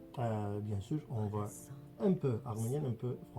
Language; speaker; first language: French; non-native, fluent; Armenian